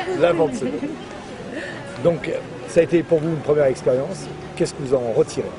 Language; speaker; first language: French; native; French